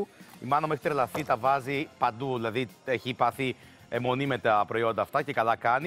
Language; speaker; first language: Greek; native; Greek